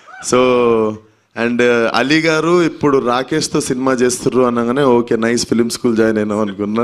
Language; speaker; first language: Telugu; native; Telugu